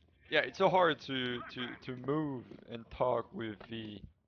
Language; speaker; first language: English; non-native, fluent; French